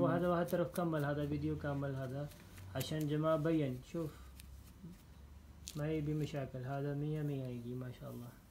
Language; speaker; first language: Arabic; non-native, learner; Urdu